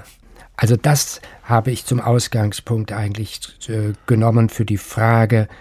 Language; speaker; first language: German; native; German